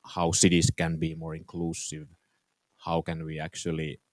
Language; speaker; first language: English; non-native, fluent; Finnish